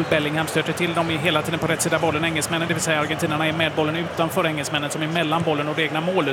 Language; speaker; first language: Swedish; native; Swedish